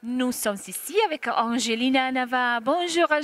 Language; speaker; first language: French; non-native, fluent; Italian